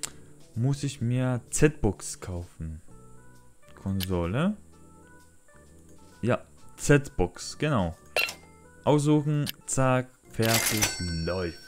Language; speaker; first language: German; non-native, learner; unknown